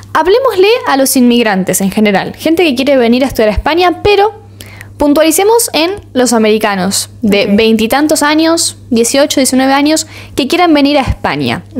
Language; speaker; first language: Spanish; native; Spanish